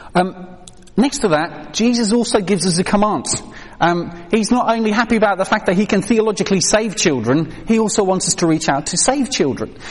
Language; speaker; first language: English; non-native, fluent; Dutch